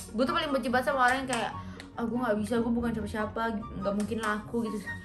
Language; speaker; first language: Indonesian; early bilingual, heritage; Indonesian